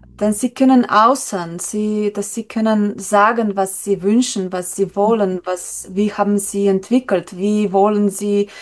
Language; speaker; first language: German; non-native, learner; Slovenian